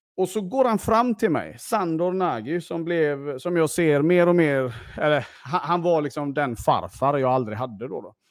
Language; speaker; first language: Swedish; early bilingual, other home language; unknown